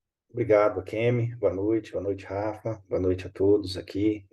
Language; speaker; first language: Portuguese; native; Portuguese